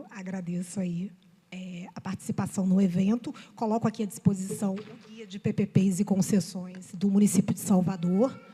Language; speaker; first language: Portuguese; native; Portuguese